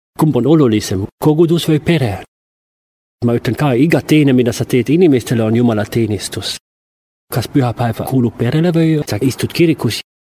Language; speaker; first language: Estonian; non-native, fluent; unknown